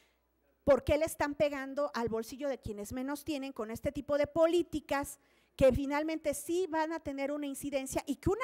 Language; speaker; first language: Spanish; native; Spanish